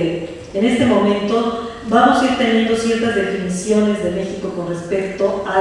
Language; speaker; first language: Spanish; native; Spanish